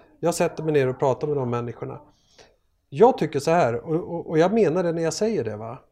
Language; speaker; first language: Swedish; native; Swedish